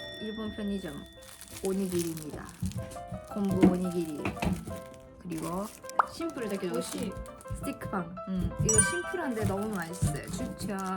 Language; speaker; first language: Korean; non-native, fluent; Japanese